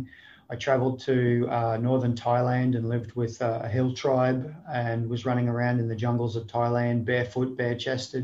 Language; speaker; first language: English; native; English